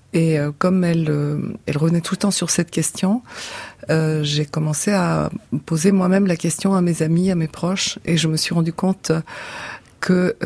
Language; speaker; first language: French; non-native, fluent; Bulgarian